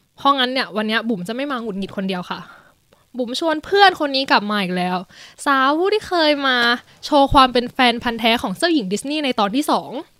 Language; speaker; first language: Thai; native; Thai